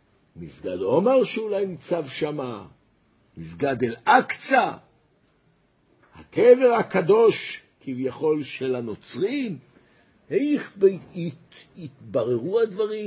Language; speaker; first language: Hebrew; native; Hebrew